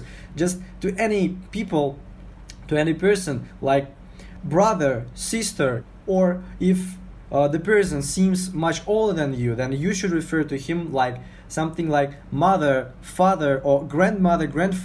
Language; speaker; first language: English; non-native, fluent; Uzbek